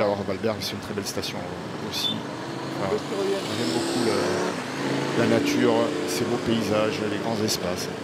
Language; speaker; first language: French; native; French